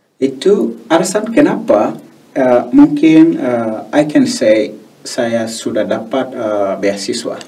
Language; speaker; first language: Indonesian; non-native, learner; Swahili